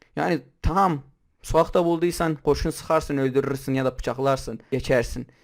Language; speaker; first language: Turkish; non-native, local second language; Kurdish